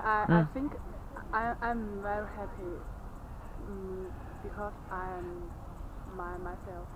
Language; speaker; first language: English; non-native, learner; Chinese